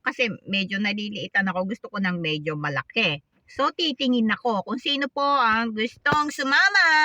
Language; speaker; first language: Filipino; native; Filipino